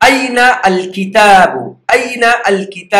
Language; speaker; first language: Arabic; non-native, fluent; Urdu